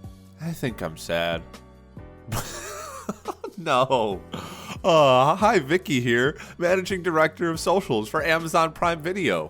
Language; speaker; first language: English; native; English